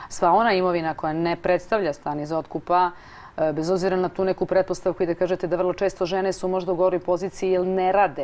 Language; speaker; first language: Croatian; native; Croatian